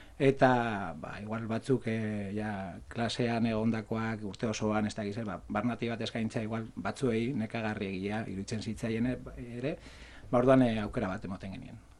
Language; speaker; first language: Basque; non-native, local second language; Spanish